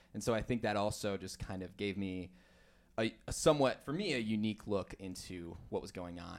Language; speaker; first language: English; native; English